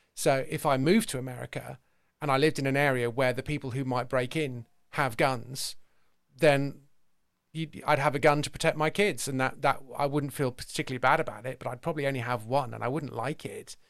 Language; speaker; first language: English; native; English